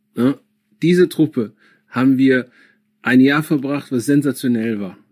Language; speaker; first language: German; early bilingual, other home language; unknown